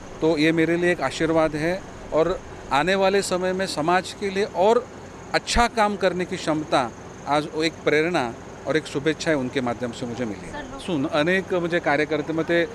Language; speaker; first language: Hindi; non-native, local second language; Marathi